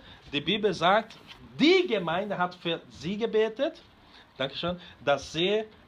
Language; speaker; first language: German; non-native, fluent; Portuguese